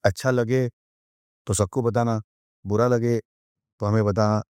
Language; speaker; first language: Hindi; non-native, local second language; Marathi